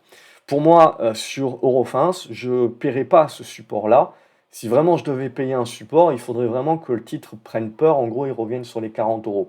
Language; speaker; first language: French; native; French